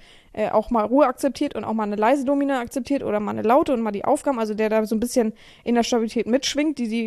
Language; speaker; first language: German; native; German